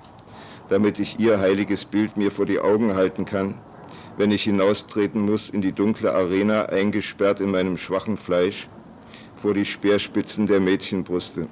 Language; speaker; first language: German; native; German